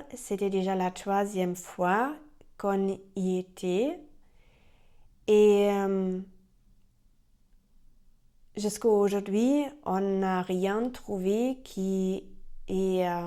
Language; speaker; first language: French; non-native, learner; German